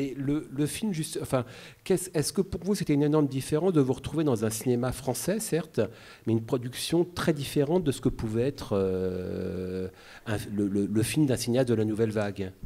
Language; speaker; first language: French; native; French